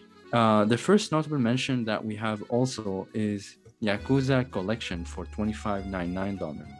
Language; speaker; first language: English; non-native, fluent; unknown